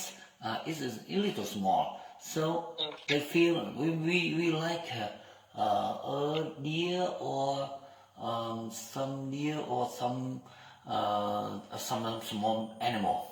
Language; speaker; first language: English; non-native, learner; Vietnamese